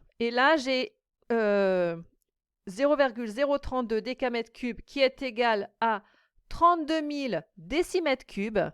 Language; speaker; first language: French; native; French